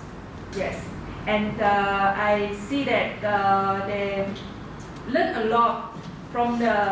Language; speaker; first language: English; non-native, learner; Indonesian